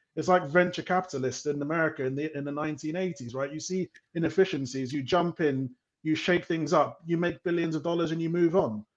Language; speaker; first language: English; native; English